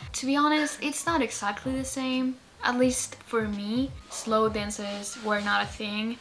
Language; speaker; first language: English; non-native, fluent; Spanish